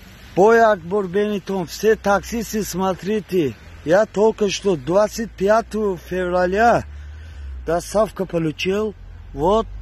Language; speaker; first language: Russian; non-native, learner; Tajik